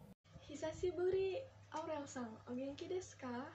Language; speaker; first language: Japanese; non-native, learner; Indonesian